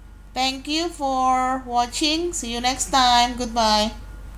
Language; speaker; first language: English; non-native, fluent; Indonesian